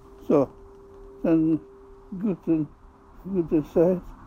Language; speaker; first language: German; non-native, fluent; Polish